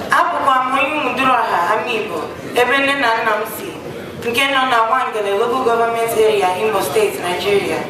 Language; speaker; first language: Igbo; early bilingual, heritage; Igbo